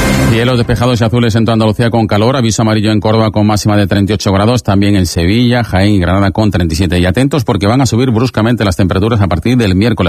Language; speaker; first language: Spanish; native; Spanish